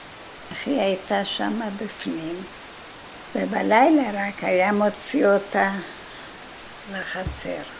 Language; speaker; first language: Hebrew; non-native, fluent; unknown